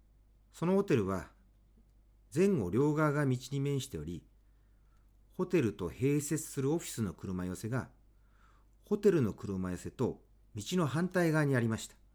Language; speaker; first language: Japanese; native; Japanese